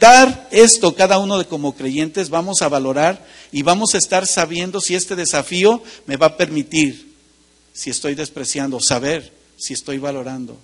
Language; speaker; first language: Spanish; native; Spanish